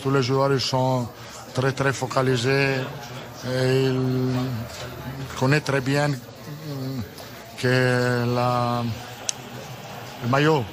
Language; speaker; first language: French; non-native, learner; Italian